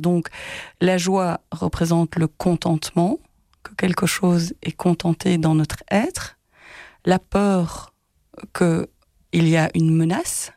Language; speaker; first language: French; native; French